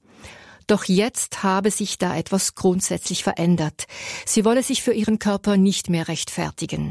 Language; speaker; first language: German; native; German